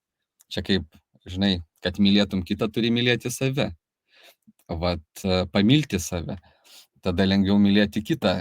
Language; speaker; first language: Lithuanian; native; Lithuanian